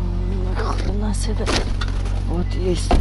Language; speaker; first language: Russian; non-native, learner; Kyrgyz